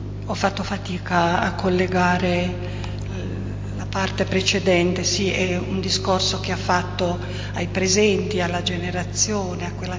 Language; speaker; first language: Italian; native; Italian